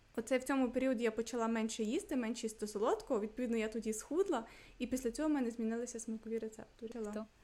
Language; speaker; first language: Ukrainian; non-native, local second language; Russian